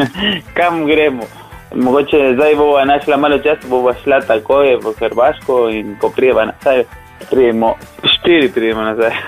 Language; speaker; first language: Slovenian; non-native, fluent; Spanish